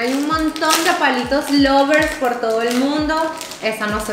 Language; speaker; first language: Spanish; native; Spanish